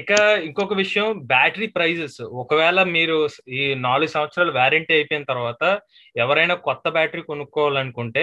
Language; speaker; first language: Telugu; native; Telugu